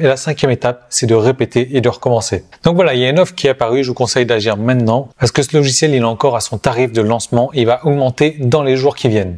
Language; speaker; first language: French; native; French